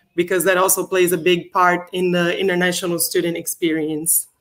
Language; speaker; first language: English; non-native, fluent; Portuguese